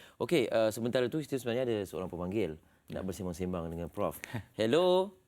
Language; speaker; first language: Malay; native; Malay